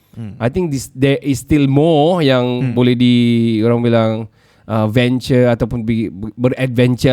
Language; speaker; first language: Malay; native; Malay